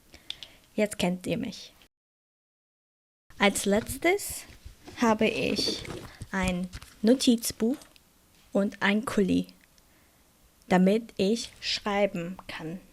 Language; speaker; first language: German; non-native, fluent; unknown